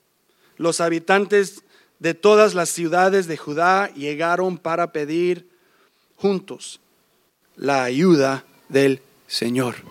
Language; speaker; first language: Spanish; early bilingual, heritage; English